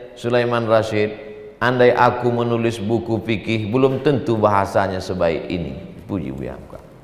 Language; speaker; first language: Indonesian; native; Indonesian